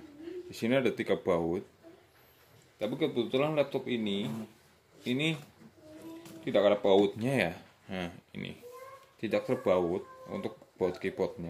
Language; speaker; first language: Indonesian; native; Indonesian